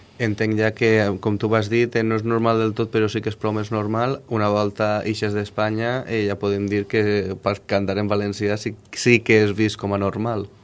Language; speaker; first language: Catalan; native; Catalan